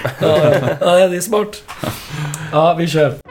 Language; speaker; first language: Swedish; native; Swedish